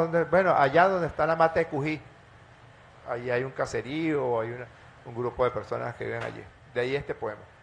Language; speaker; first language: Spanish; native; Spanish